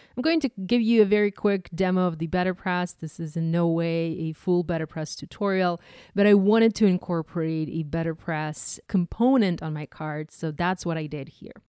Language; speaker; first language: English; non-native, fluent; Ukrainian